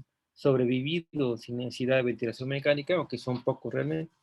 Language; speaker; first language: Spanish; native; Spanish